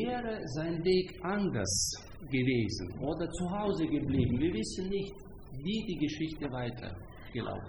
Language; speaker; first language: German; non-native, fluent; Hungarian